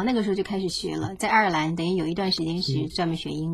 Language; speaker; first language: Chinese; native; Chinese